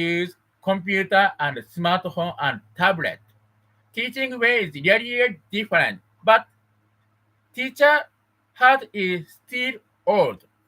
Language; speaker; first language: English; non-native, learner; Japanese